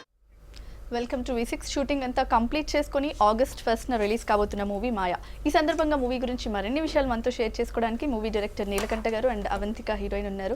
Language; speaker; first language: Telugu; native; Telugu